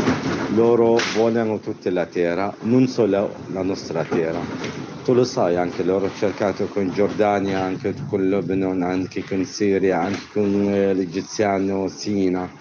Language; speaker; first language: Italian; non-native, learner; Arabic